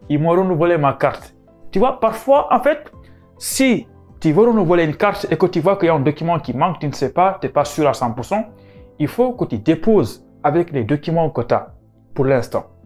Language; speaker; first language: French; non-native, local second language; Wolof